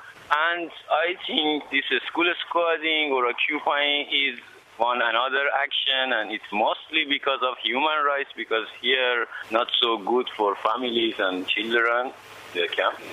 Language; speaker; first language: English; non-native, learner; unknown